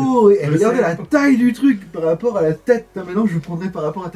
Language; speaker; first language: French; native; French